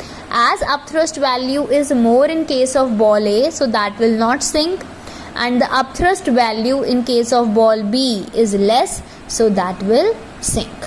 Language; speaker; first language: English; non-native, local second language; Hindi